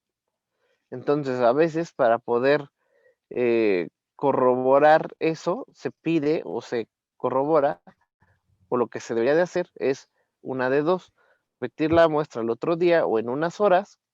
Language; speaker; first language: Spanish; native; Spanish